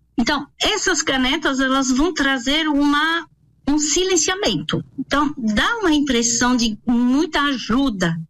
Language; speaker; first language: Portuguese; non-native, fluent; French